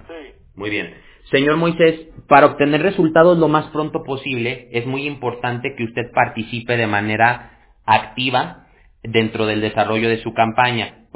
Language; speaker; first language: Spanish; native; Spanish